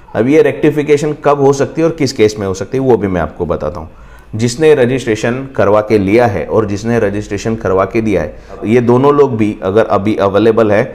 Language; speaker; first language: Hindi; non-native, local second language; Marathi